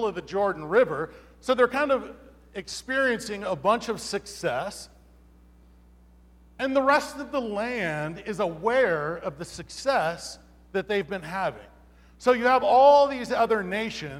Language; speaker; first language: English; native; English